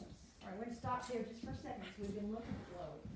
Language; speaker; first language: English; native; English